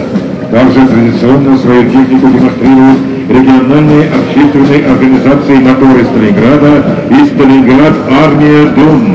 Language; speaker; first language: Russian; native; Russian